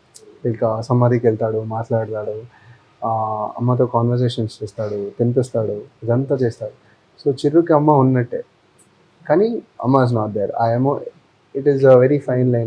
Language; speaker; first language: Telugu; non-native, fluent; Tamil